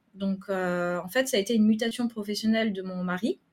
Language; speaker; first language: French; native; French